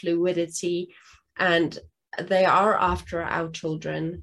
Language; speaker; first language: English; non-native, local second language; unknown